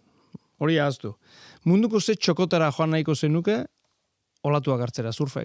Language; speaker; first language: Basque; native; Basque